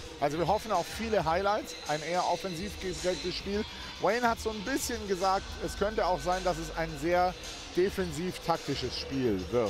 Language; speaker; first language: German; native; German